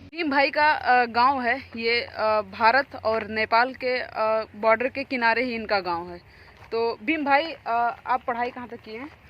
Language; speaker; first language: Hindi; native; Hindi